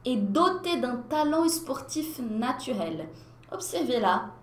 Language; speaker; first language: French; non-native, fluent; Portuguese